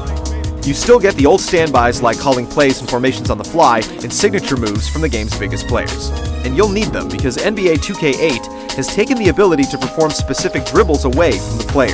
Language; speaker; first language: English; native; English